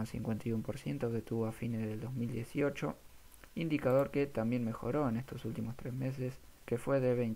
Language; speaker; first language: Spanish; native; Spanish